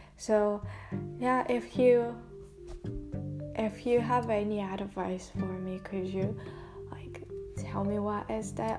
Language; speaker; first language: English; non-native, learner; Japanese